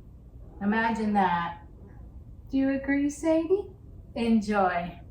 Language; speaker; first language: English; native; English